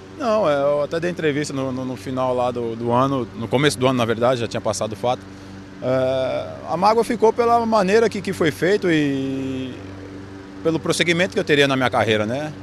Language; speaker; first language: Portuguese; native; Portuguese